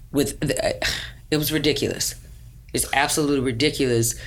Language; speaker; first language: English; native; English